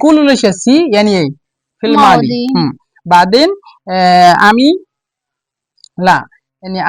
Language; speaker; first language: Arabic; non-native, learner; Bangla